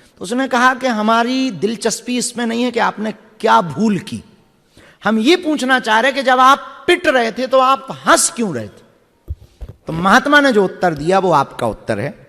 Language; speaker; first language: Hindi; native; Hindi